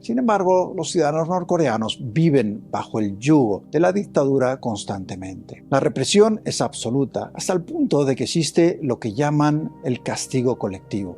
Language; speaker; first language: Spanish; native; Spanish